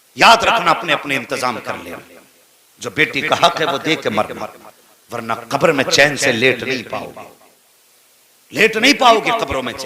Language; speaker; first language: Hindi; native; Hindi